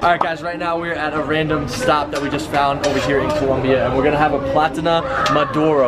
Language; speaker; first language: English; native; English